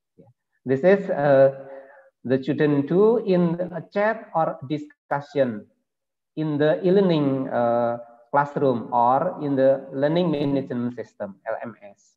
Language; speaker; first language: English; non-native, learner; Indonesian